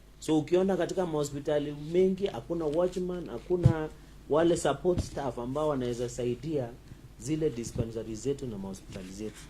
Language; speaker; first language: Swahili; non-native, local second language; Kalenjin